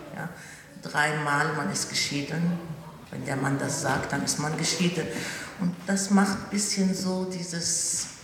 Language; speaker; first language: German; non-native, fluent; Arabic